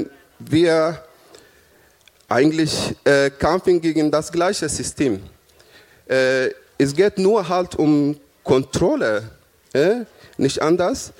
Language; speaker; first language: German; non-native, fluent; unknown